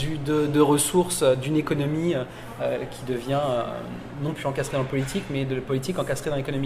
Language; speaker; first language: French; native; French